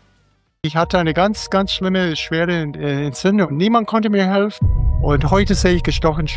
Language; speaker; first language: German; non-native, fluent; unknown